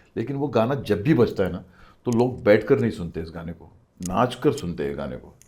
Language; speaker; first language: Hindi; non-native, local second language; Marathi